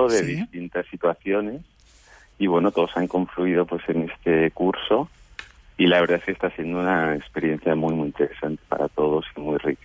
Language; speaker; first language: Spanish; native; Spanish